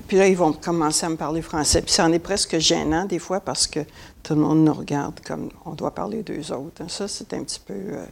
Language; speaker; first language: French; native; French